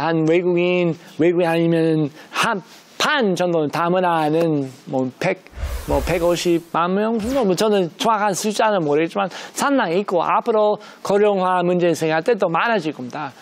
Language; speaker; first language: Korean; non-native, fluent; English